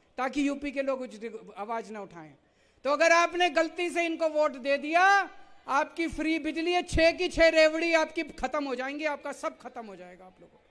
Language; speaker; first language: Hindi; native; Hindi